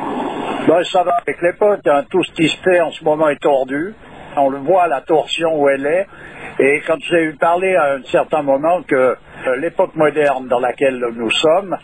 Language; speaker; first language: French; native; French